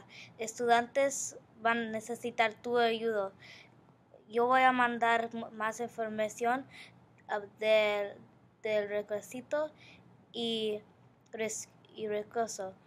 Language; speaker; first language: Spanish; non-native, learner; English